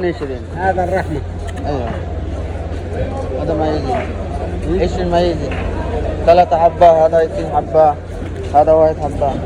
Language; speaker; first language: Arabic; non-native, learner; Bangla